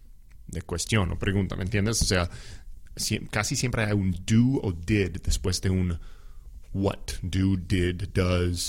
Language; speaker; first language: Spanish; non-native, fluent; English